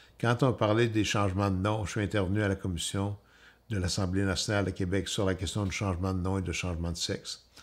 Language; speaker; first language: French; native; French